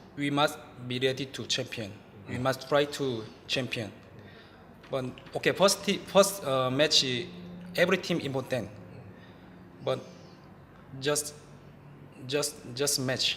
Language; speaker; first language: English; non-native, learner; Korean